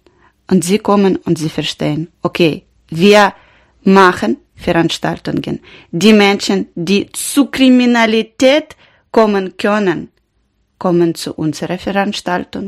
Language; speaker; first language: German; non-native, learner; Ukrainian